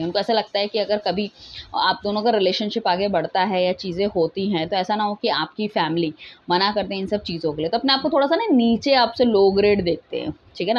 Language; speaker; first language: Hindi; native; Hindi